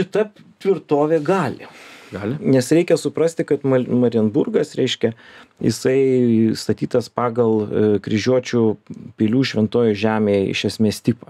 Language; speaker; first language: Lithuanian; native; Lithuanian